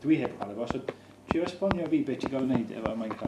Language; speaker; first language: Welsh; native; Welsh